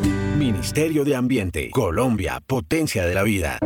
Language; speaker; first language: Spanish; native; Spanish